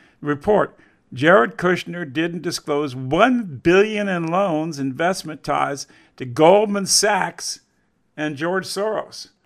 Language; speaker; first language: English; native; English